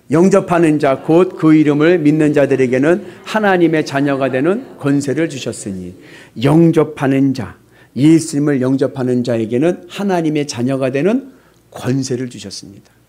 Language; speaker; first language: Korean; native; Korean